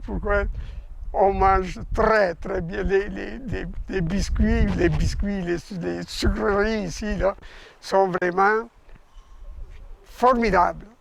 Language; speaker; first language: French; non-native, fluent; Italian